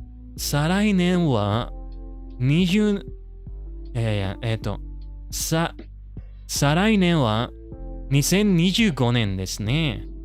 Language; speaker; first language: Japanese; non-native, learner; English